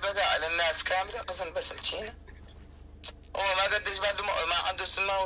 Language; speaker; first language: Arabic; native; Arabic